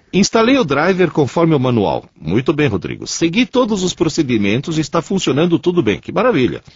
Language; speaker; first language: Portuguese; early bilingual, other home language; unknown